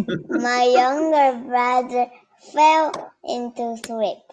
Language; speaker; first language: English; non-native, learner; Korean